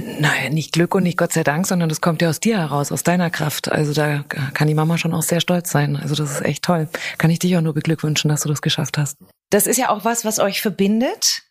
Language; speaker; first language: German; native; German